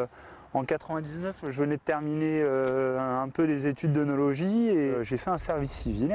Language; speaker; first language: French; native; French